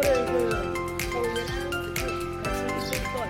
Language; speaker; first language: Korean; non-native, learner; Thai